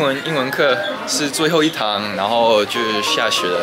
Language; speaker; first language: Chinese; early bilingual, heritage; English